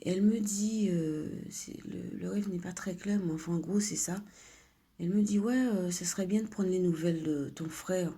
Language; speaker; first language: French; native; French